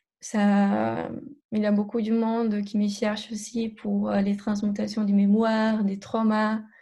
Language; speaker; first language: French; non-native, fluent; Portuguese